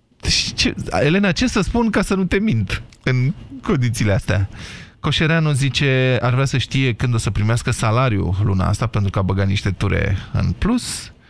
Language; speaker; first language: Romanian; native; Romanian